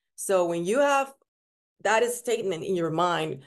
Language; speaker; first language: English; non-native, fluent; Spanish